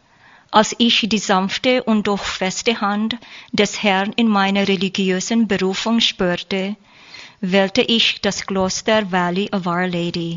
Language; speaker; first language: German; non-native, learner; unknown